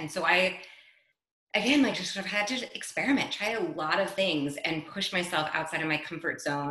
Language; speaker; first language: English; native; English